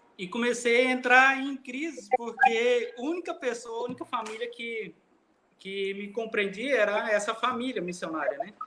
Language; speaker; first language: Portuguese; non-native, local second language; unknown